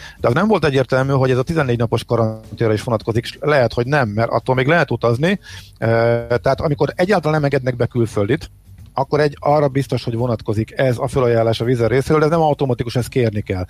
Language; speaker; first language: Hungarian; native; Hungarian